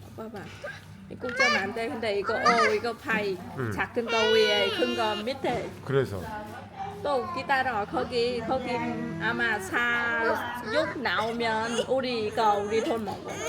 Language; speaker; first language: Korean; non-native, learner; Vietnamese